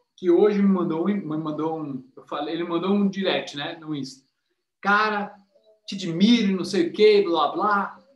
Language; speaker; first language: Portuguese; native; Portuguese